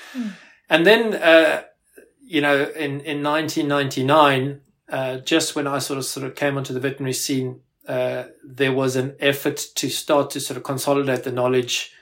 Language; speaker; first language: English; native; English